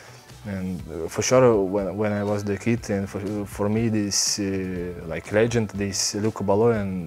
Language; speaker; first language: English; non-native, learner; Belarusian